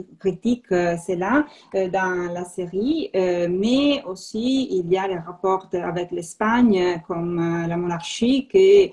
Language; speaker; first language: French; non-native, learner; Italian